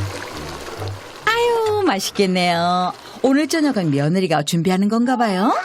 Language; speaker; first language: Korean; native; Korean